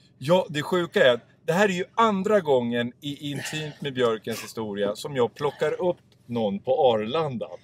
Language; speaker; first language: Swedish; native; Swedish